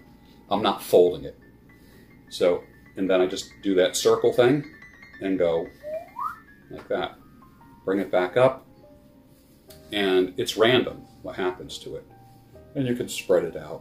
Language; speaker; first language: English; native; English